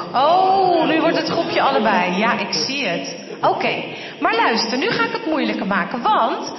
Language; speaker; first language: Dutch; native; Dutch